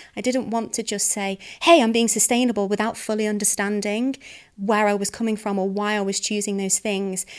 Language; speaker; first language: English; native; English